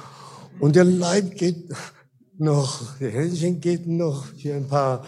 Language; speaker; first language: German; non-native, fluent; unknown